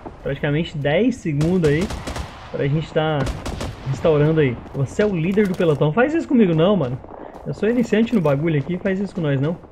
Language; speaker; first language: Portuguese; native; Portuguese